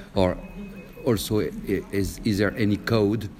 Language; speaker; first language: English; non-native, learner; French